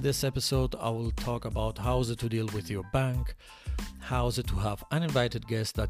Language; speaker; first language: English; non-native, fluent; Greek